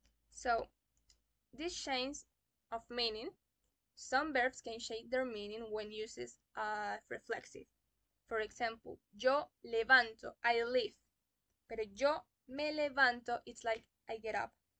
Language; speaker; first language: English; non-native, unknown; Spanish